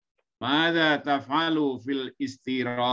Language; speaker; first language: Arabic; non-native, learner; Indonesian